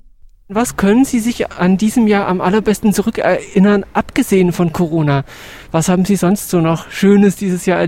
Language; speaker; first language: German; native; German